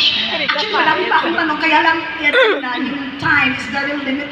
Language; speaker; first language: Filipino; native; Filipino